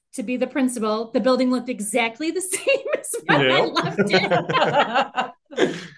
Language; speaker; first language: English; native; English